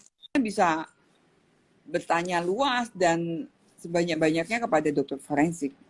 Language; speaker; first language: Indonesian; native; Indonesian